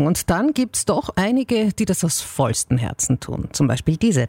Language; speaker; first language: German; native; German